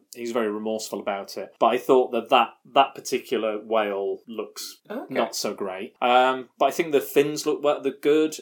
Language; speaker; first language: English; native; English